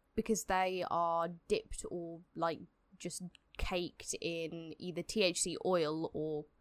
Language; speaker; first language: English; native; English